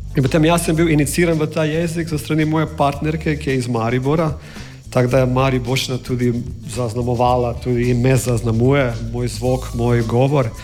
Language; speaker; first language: Slovenian; non-native, fluent; English